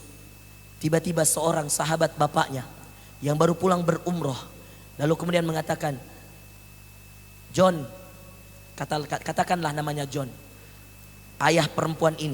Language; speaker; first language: Indonesian; native; Indonesian